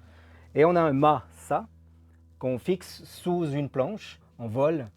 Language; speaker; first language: French; native; French